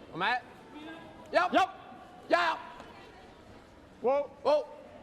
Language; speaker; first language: Swedish; native; Swedish